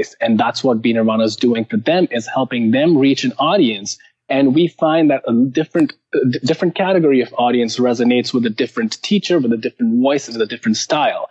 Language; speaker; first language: English; non-native, local second language; Hindi